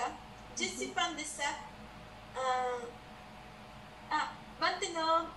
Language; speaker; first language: French; non-native, learner; Spanish